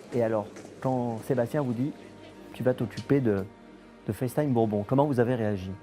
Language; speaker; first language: French; native; French